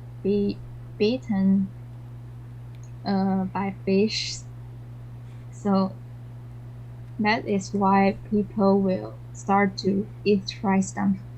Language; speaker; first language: English; non-native, learner; Chinese